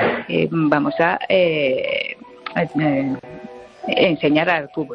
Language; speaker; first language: Spanish; non-native, fluent; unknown